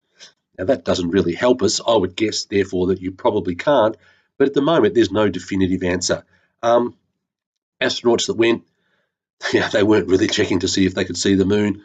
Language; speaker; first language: English; native; English